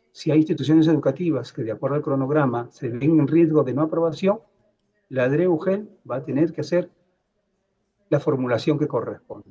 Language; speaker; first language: Spanish; native; Spanish